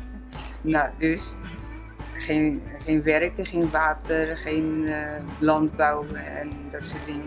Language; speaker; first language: Dutch; non-native, learner; Portuguese